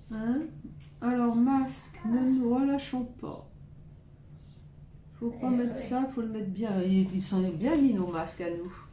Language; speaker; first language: French; native; French